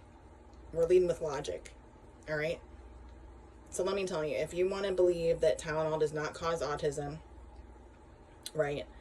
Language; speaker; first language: English; native; English